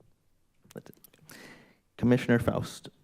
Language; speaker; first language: English; native; English